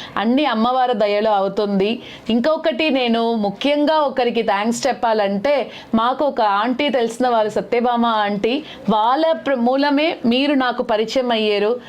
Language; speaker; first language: Telugu; native; Telugu